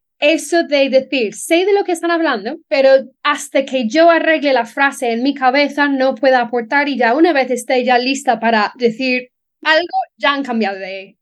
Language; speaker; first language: Spanish; non-native, fluent; English